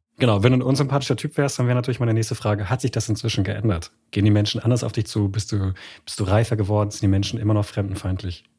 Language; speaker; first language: German; native; German